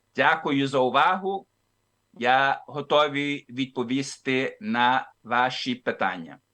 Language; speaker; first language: Ukrainian; early bilingual, heritage; Ukrainian